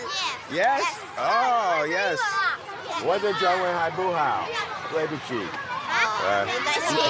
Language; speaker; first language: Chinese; non-native, learner; English